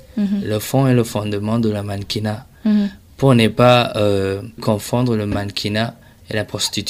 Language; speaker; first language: French; non-native, local second language; Rundi